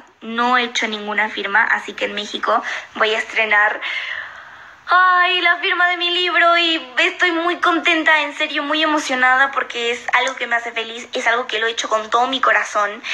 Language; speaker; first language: Spanish; native; Spanish